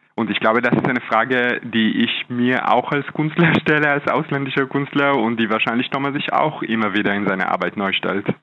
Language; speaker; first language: German; non-native, fluent; Hebrew